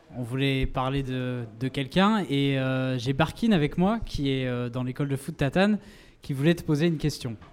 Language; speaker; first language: French; native; French